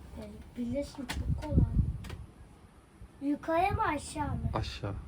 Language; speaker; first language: Turkish; native; Turkish